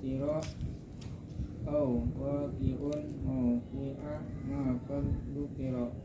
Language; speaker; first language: Arabic; non-native, learner; Banjar